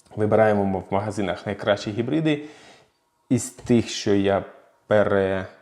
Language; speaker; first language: Ukrainian; non-native, local second language; Russian